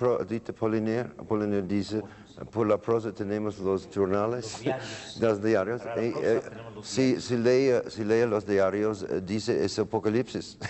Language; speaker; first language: Spanish; non-native, learner; English